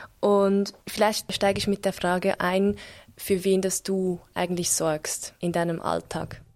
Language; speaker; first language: German; native; German